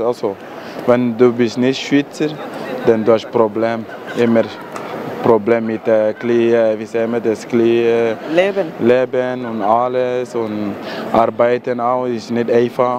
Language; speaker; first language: German; non-native, learner; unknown